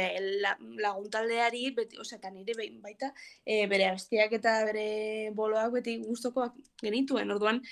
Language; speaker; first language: Basque; non-native, local second language; Spanish